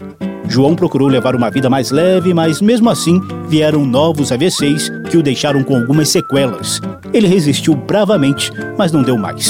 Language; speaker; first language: Portuguese; native; Portuguese